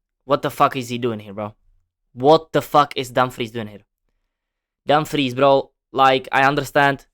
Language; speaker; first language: English; non-native, fluent; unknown